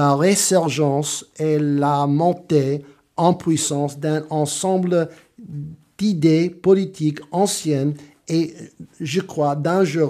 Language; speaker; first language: French; non-native, fluent; English